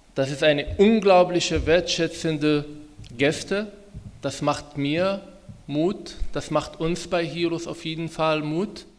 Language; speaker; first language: German; non-native, fluent; Arabic